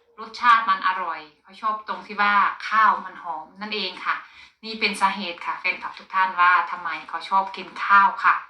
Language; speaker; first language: Thai; native; Thai